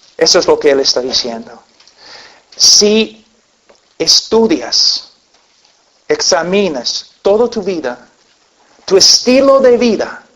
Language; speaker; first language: Spanish; non-native, fluent; English